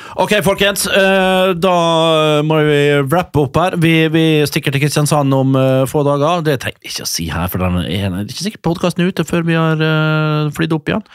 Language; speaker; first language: Norwegian; native; Norwegian